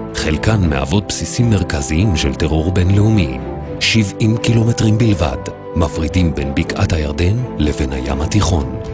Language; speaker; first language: Hebrew; native; Hebrew